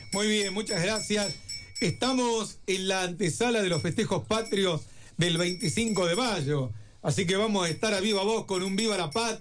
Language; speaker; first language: Spanish; native; Spanish